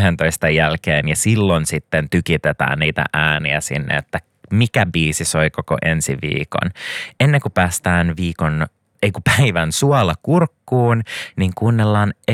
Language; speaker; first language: Finnish; native; Finnish